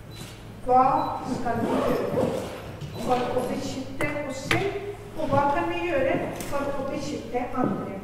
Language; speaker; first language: Norwegian; non-native, fluent; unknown